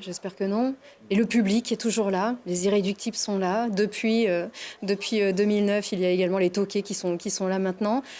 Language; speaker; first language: French; native; French